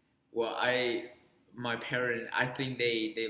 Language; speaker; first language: English; non-native, fluent; Vietnamese